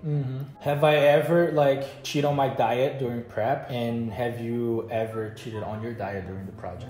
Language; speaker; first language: English; non-native, fluent; Portuguese